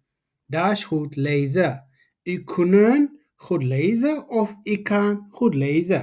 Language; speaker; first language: Dutch; non-native, fluent; Tigrinya